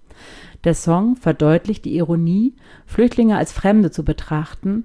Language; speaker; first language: German; native; German